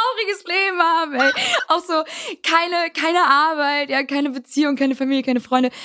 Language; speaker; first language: German; early bilingual, other home language; Albanian